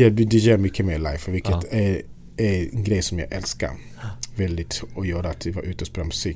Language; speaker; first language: Swedish; non-native, fluent; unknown